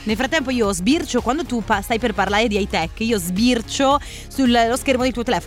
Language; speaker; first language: Italian; native; Italian